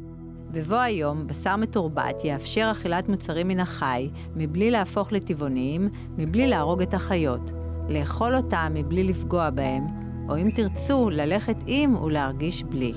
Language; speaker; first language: Hebrew; native; Hebrew